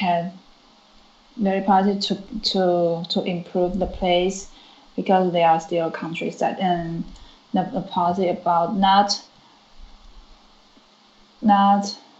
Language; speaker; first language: English; non-native, learner; Chinese